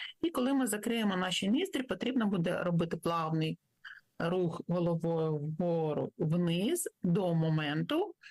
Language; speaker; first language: Ukrainian; native; Ukrainian